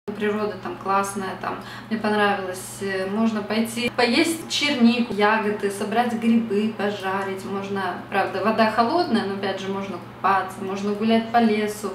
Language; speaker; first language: Russian; native; Russian